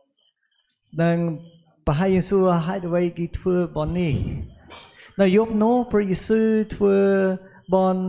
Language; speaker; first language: Khmer; non-native, fluent; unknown